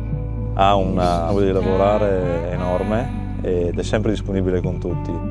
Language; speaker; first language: Italian; native; Italian